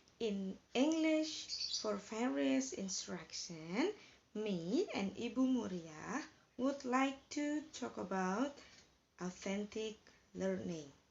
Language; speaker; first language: English; non-native, fluent; Indonesian